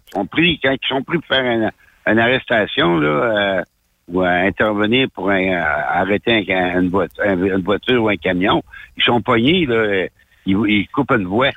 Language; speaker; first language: French; native; French